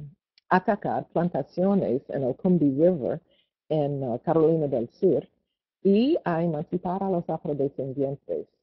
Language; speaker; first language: Spanish; non-native, fluent; English